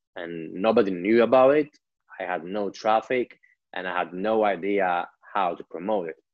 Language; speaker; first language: English; non-native, fluent; Greek